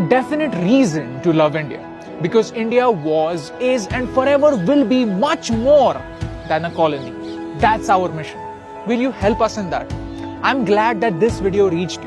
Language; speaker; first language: English; non-native, local second language; Hindi